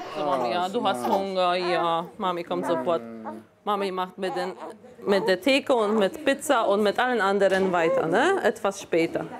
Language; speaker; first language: German; non-native, fluent; Polish